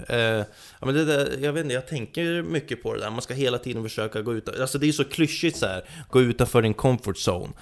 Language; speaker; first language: Swedish; native; Swedish